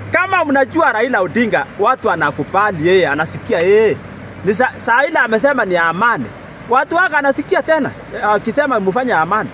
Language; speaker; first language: Swahili; non-native, local second language; Kalenjin